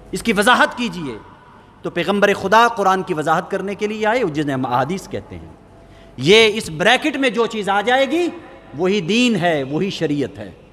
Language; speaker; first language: Urdu; native; Urdu